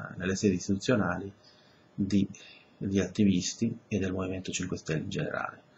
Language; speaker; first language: Italian; early bilingual, other home language; Spanish